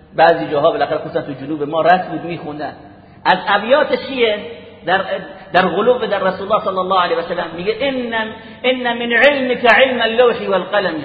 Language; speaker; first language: Persian; native; Persian